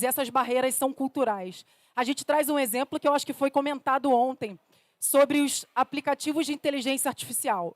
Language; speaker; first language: Portuguese; native; Portuguese